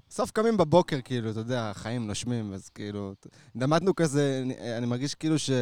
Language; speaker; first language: Hebrew; native; Hebrew